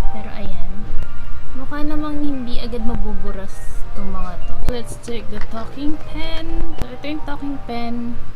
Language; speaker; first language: Filipino; native; Filipino